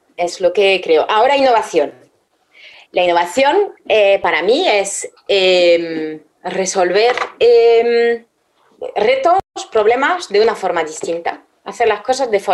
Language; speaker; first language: Spanish; non-native, fluent; French